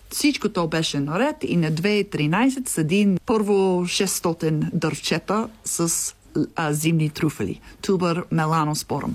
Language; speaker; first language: Bulgarian; non-native, learner; English